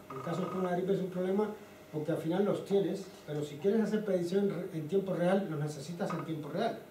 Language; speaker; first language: Spanish; native; Spanish